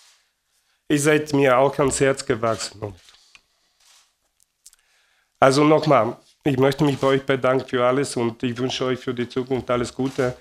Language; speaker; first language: German; non-native, fluent; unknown